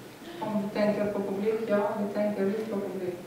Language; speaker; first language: Swedish; non-native, fluent; Lithuanian